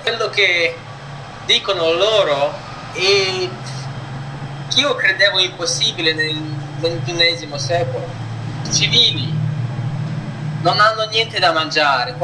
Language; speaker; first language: Italian; non-native, fluent; Ukrainian